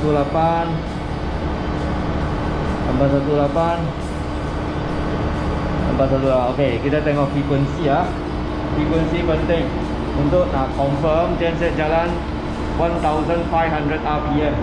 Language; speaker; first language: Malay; non-native, local second language; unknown